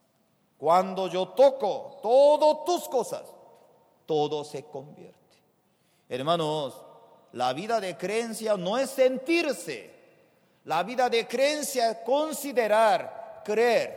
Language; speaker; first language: Spanish; non-native, fluent; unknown